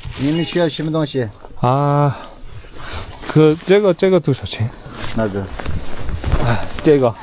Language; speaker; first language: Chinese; non-native, learner; Korean